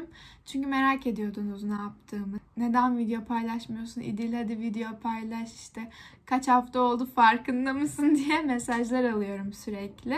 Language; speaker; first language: Turkish; native; Turkish